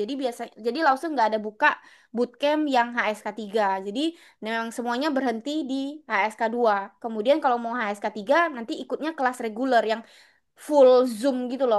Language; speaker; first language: Indonesian; native; Indonesian